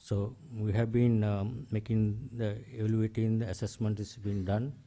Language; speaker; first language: English; non-native, local second language; Sinhala